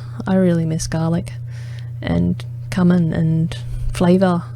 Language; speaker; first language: English; native; English